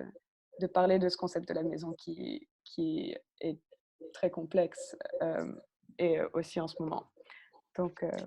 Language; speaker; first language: French; early bilingual, other home language; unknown